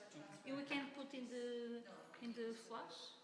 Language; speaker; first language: English; non-native, learner; Portuguese